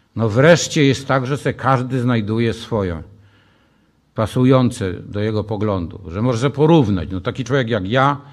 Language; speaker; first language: Polish; native; Polish